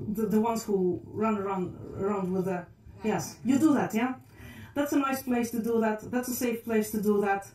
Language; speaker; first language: English; non-native, fluent; Estonian